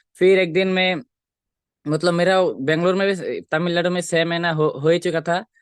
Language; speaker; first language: Hindi; non-native, local second language; Bangla